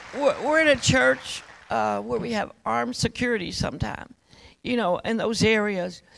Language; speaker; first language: English; native; English